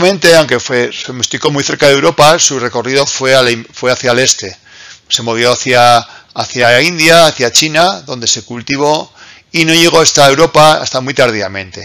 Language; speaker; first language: Spanish; native; Spanish